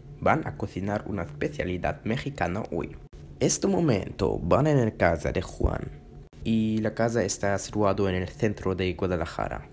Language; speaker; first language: Spanish; non-native, learner; German